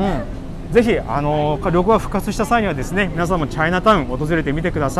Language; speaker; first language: Japanese; native; Japanese